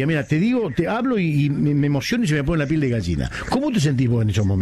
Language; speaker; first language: Spanish; native; Spanish